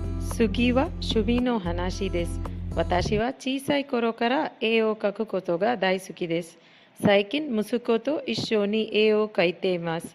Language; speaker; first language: Japanese; non-native, learner; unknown